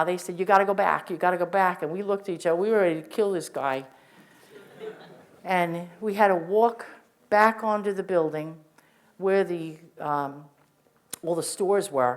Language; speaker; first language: English; native; English